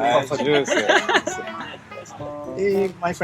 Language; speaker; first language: French; non-native, learner; Japanese